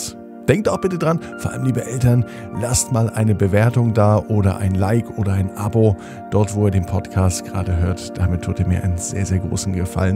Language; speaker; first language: German; native; German